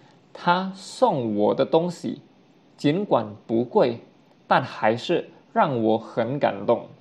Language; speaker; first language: Chinese; non-native, fluent; Indonesian